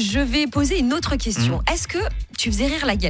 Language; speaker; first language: French; native; French